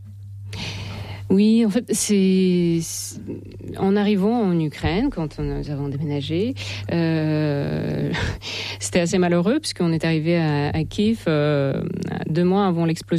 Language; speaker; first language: French; non-native, fluent; Russian